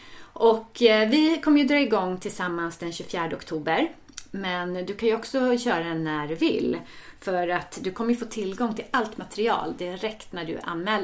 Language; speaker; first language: Swedish; native; Swedish